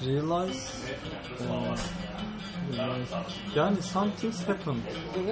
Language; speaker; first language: English; non-native, learner; Turkish